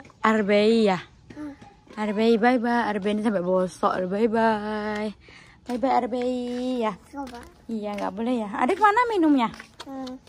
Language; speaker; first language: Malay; non-native, local second language; Javanese